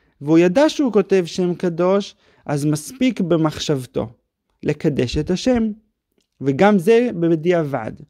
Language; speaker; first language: Hebrew; native; Hebrew